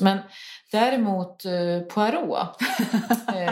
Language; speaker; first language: Swedish; native; Swedish